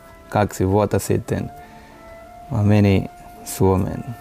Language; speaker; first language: Finnish; non-native, learner; Portuguese